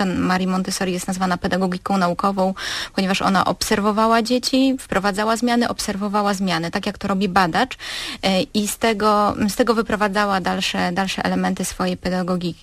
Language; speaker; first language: Polish; native; Polish